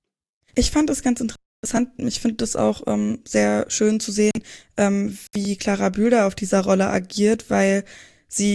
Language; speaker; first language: German; native; German